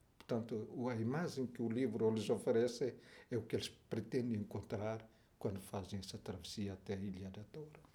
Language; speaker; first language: Portuguese; non-native, local second language; Tetum